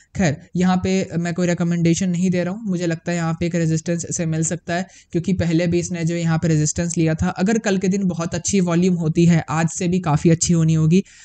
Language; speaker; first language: Hindi; native; Hindi